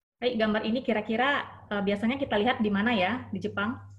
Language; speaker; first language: Indonesian; native; Indonesian